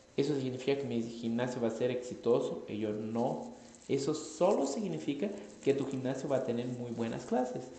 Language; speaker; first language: Spanish; non-native, fluent; Portuguese